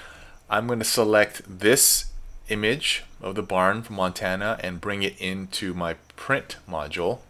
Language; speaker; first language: English; native; English